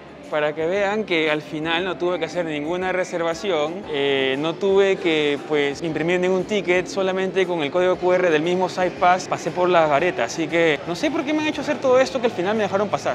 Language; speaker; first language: Spanish; native; Spanish